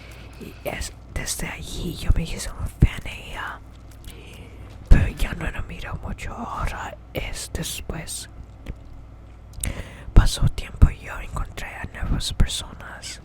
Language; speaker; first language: Spanish; early bilingual, heritage; English